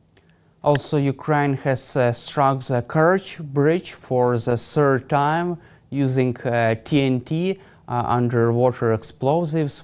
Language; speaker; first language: English; non-native, fluent; Ukrainian